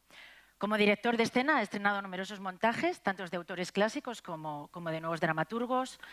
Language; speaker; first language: Spanish; native; Spanish